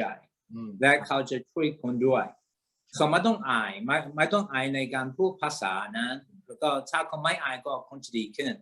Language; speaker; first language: Thai; non-native, fluent; English